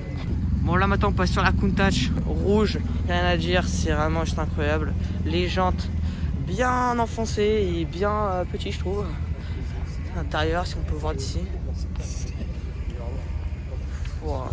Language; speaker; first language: French; native; French